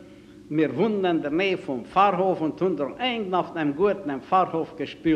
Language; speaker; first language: German; native; German